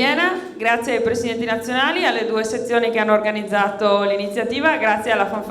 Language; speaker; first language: Italian; native; Italian